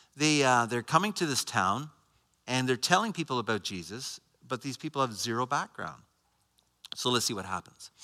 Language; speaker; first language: English; native; English